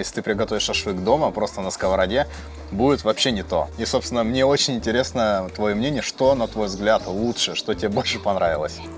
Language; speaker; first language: Russian; native; Russian